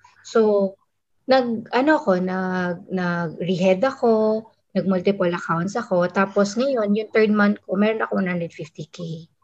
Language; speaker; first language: Filipino; native; Filipino